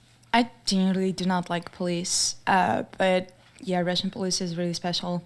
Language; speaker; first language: English; non-native, fluent; Russian